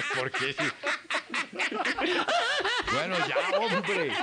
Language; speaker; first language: Spanish; native; Spanish